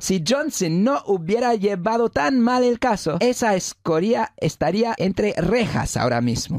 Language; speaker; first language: Spanish; non-native, fluent; English